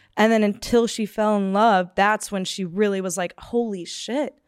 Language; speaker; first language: English; native; English